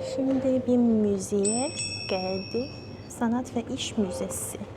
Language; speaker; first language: Turkish; non-native, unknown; Chinese